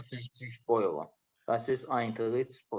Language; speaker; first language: German; non-native, learner; Azerbaijani